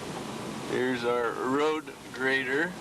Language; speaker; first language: English; native; English